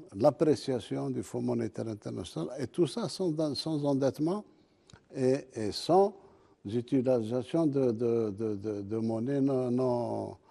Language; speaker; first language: French; non-native, local second language; Arabic